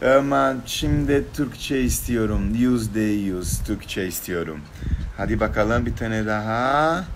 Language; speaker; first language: Turkish; non-native, learner; Portuguese